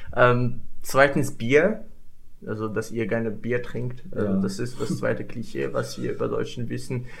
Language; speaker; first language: German; non-native, fluent; Arabic